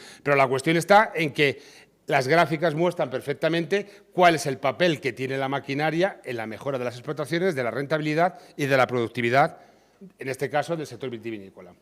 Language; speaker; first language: Spanish; native; Spanish